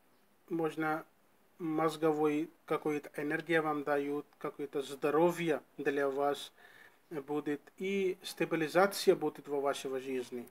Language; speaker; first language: Russian; non-native, learner; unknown